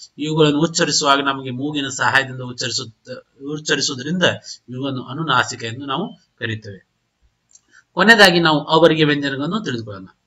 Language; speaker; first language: Kannada; non-native, local second language; Urdu